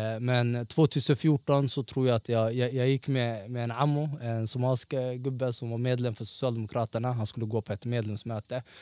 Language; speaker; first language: Swedish; early bilingual, other home language; Somali